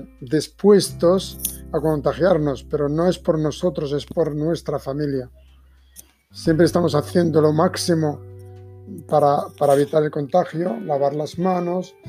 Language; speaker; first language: Spanish; non-native, fluent; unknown